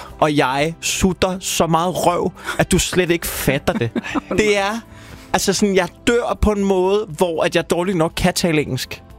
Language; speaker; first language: Danish; native; Danish